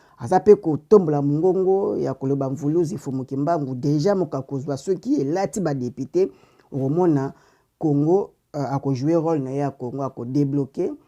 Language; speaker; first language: Lingala; non-native, local second language; Kongo